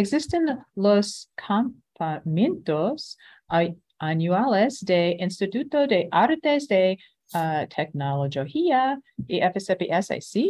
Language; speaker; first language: Spanish; non-native, fluent; English